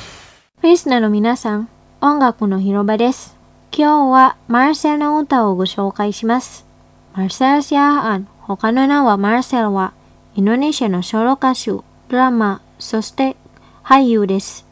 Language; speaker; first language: Japanese; non-native, fluent; Indonesian